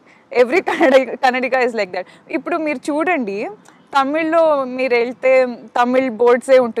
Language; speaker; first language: Telugu; non-native, local second language; Kannada